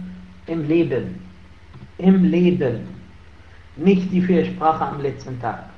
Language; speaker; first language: German; non-native, fluent; Arabic